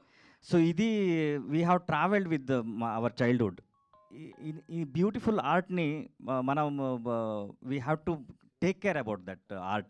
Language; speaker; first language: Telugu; non-native, learner; Kannada